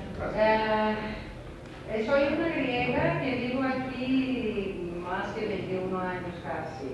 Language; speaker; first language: Spanish; non-native, fluent; Greek